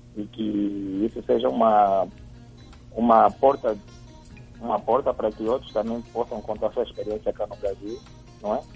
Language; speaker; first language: Portuguese; native; Portuguese